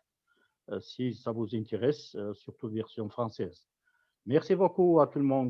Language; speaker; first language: French; non-native, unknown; Kazakh